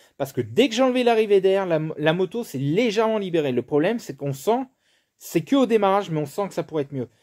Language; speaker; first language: French; native; French